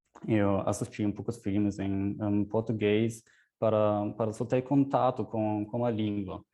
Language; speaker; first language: Portuguese; non-native, fluent; German